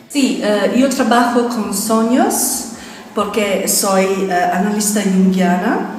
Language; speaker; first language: Portuguese; non-native, learner; Italian